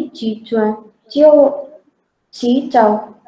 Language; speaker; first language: Chinese; non-native, learner; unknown